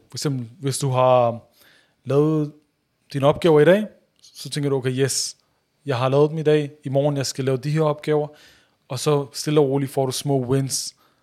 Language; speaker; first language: Danish; early bilingual, other home language; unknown